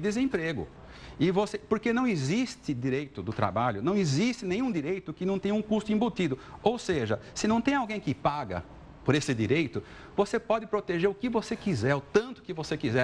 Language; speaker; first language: Portuguese; native; Portuguese